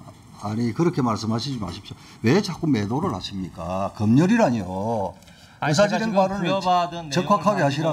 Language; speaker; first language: Korean; native; Korean